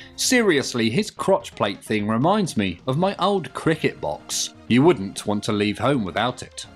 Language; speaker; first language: English; native; English